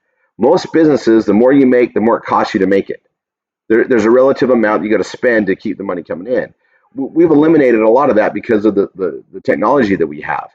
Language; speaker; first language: English; native; English